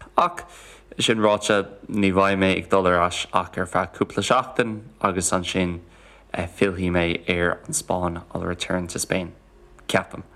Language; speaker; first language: Irish; non-native, local second language; English